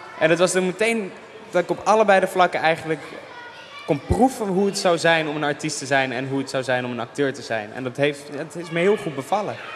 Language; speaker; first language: Dutch; native; Dutch